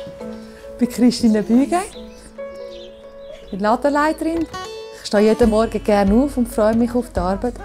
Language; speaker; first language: German; native; German